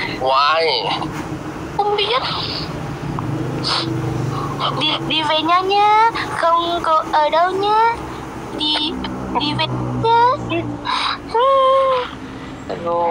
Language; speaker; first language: Vietnamese; non-native, learner; Indonesian